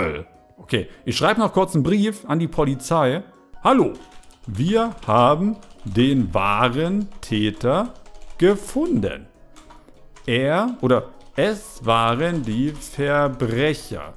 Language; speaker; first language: German; native; German